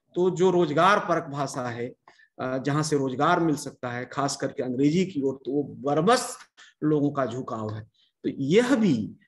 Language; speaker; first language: Hindi; non-native, local second language; Bhojpuri